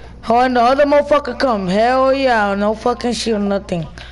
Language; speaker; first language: English; early bilingual, other home language; Spanish